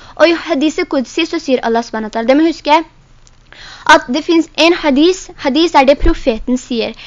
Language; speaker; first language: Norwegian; early bilingual, other home language; Urdu